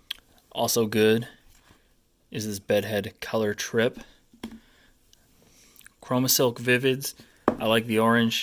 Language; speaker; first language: English; native; English